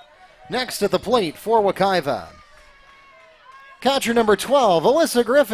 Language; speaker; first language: English; native; English